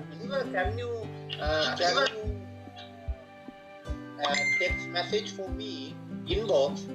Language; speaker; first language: English; non-native, learner; Sinhala